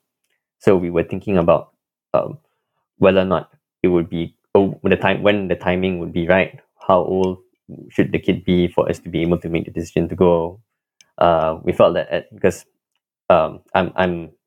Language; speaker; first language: English; non-native, local second language; Malay